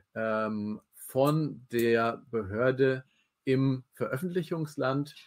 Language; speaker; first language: German; native; German